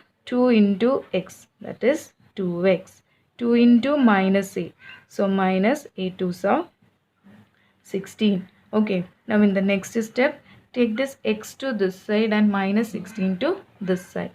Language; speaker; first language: English; non-native, local second language; Malayalam